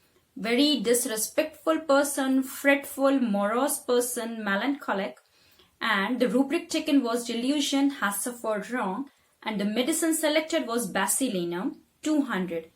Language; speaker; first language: English; non-native, local second language; Hindi